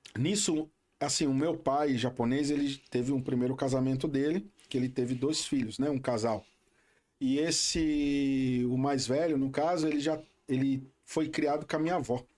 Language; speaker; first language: Portuguese; native; Portuguese